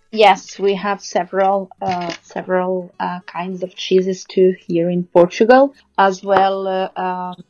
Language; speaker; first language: English; non-native, fluent; Portuguese